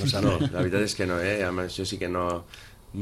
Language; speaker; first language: Catalan; native; Catalan